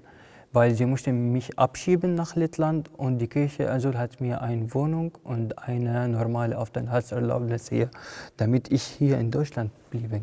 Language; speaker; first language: German; non-native, learner; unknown